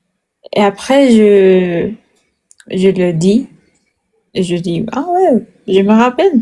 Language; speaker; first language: French; non-native, learner; Spanish